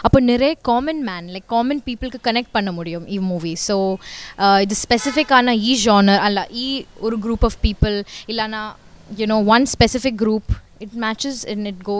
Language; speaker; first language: Tamil; non-native, learner; Malayalam